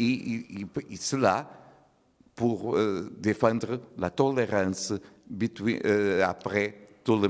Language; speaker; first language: French; non-native, learner; Portuguese